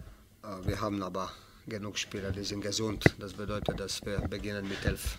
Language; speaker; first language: German; non-native, fluent; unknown